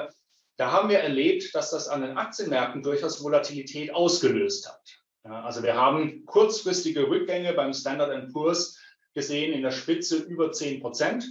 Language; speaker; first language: German; native; German